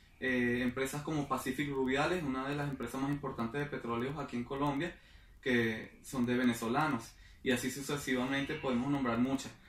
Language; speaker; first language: Spanish; native; Spanish